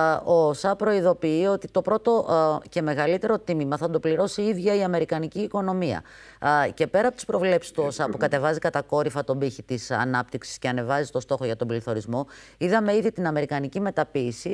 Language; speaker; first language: Greek; native; Greek